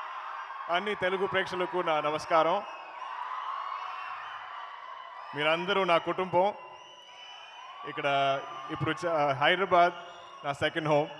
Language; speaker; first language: Telugu; non-native, learner; Malayalam